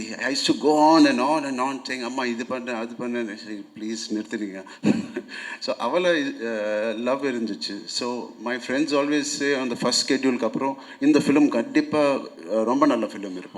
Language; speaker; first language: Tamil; non-native, local second language; Telugu